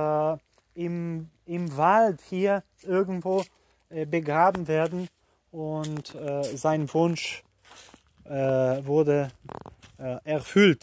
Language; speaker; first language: German; early bilingual, heritage; Portuguese